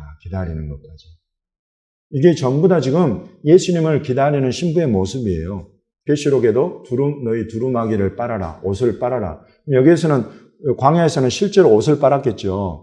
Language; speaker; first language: Korean; native; Korean